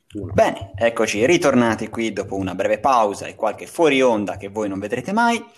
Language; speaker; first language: Italian; native; Italian